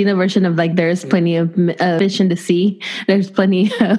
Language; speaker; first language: English; non-native, fluent; Spanish